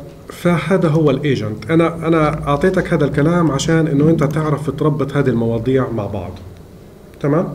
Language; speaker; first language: Arabic; native; Arabic